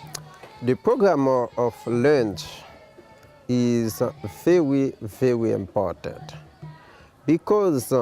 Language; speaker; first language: English; non-native, local second language; Haitian Creole